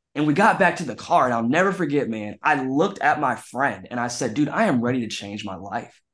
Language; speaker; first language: English; native; English